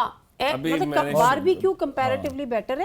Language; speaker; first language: Urdu; native; Urdu